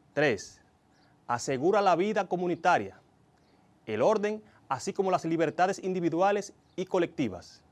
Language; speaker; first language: Spanish; native; Spanish